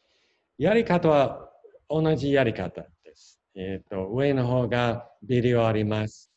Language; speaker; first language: Japanese; non-native, fluent; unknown